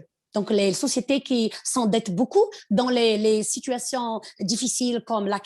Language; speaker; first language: French; non-native, local second language; Arabic